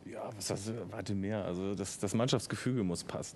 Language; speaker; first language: German; native; German